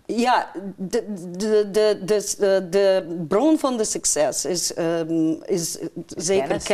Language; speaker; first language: Dutch; non-native, fluent; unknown